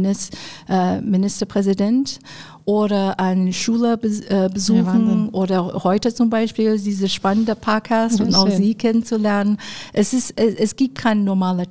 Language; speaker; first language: German; non-native, fluent; Chinese